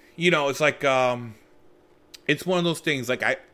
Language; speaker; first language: English; native; English